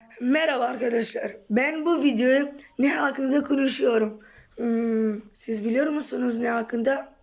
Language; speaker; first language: Turkish; non-native, learner; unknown